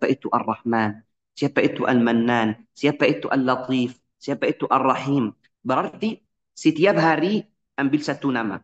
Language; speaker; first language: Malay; non-native, fluent; Arabic